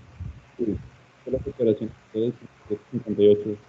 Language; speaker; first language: Spanish; native; Spanish